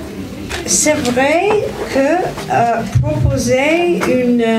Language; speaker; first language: French; non-native, fluent; English